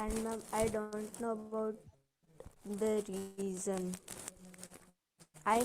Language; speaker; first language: English; non-native, learner; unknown